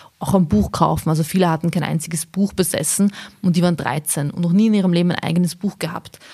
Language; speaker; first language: German; early bilingual, other home language; Bosnian